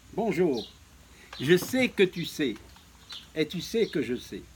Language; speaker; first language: French; non-native, local second language; Arabic